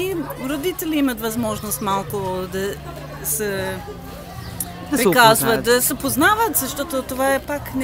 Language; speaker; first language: Bulgarian; non-native, learner; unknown